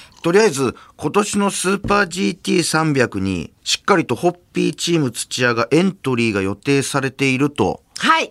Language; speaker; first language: Japanese; native; Japanese